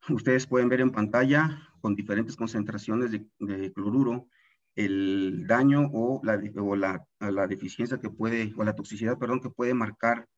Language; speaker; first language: Spanish; native; Spanish